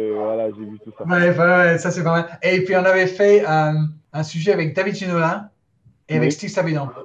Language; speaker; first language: French; non-native, fluent; English